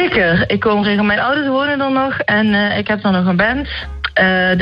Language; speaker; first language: Dutch; native; Dutch